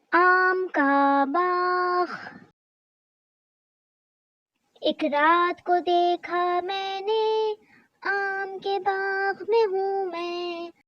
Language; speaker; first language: Urdu; native; Urdu